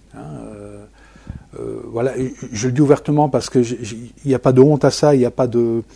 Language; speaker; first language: French; native; French